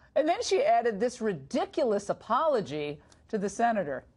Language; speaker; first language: English; native; English